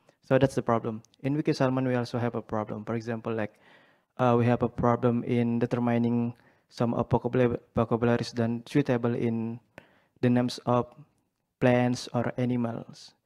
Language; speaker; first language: English; non-native, learner; Banjar